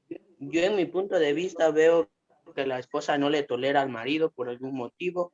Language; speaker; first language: Spanish; native; Spanish